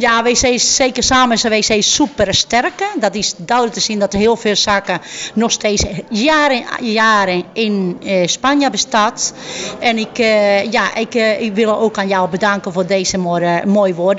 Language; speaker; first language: Dutch; non-native, fluent; Spanish